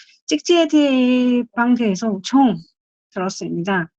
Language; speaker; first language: Korean; non-native, learner; Arabic